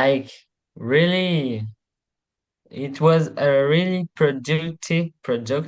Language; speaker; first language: English; non-native, learner; Portuguese